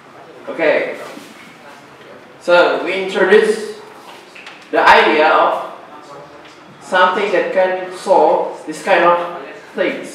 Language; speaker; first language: English; non-native, learner; Indonesian